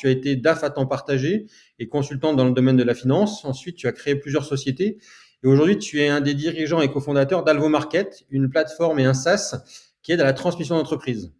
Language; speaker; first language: French; native; French